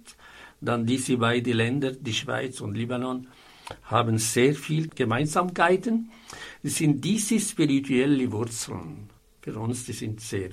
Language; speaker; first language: German; non-native, fluent; Arabic